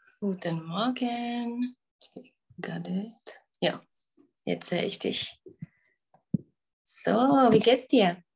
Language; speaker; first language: German; non-native, fluent; Czech